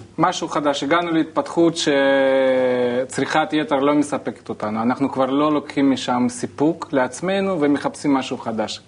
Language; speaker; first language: Hebrew; non-native, fluent; Russian